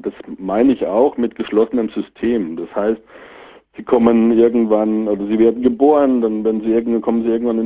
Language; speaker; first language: German; native; German